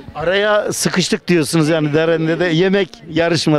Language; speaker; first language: Turkish; native; Turkish